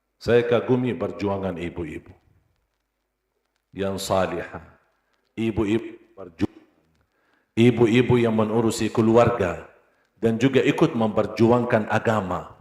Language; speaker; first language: Indonesian; non-native, fluent; Arabic